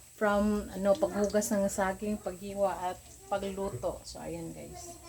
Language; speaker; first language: Filipino; non-native, local second language; Cebuano